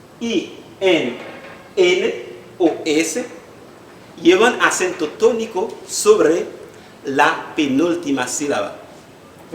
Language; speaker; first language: Spanish; non-native, fluent; Haitian Creole